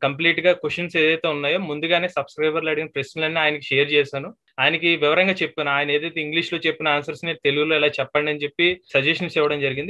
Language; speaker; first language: Telugu; native; Telugu